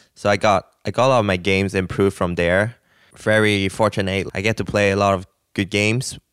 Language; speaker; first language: English; non-native, local second language; Cantonese